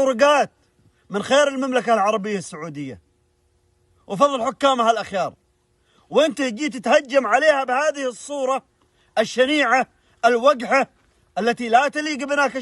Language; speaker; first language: Arabic; native; Arabic